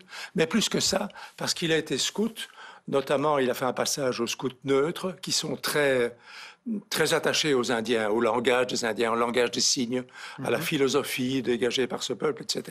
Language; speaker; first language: French; native; French